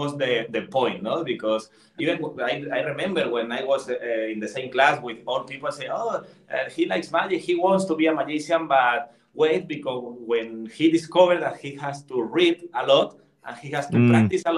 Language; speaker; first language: English; non-native, learner; Spanish